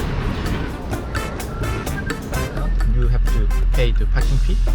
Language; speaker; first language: English; non-native, learner; Korean